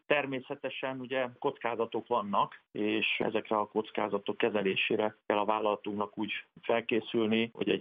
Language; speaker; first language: Hungarian; native; Hungarian